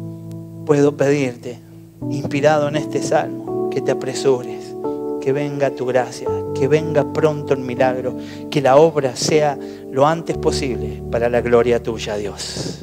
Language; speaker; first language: Spanish; native; Spanish